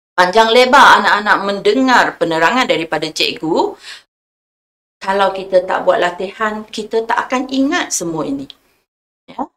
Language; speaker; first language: Malay; non-native, local second language; Chinese